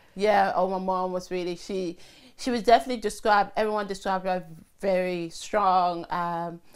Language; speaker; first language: English; early bilingual, other home language; French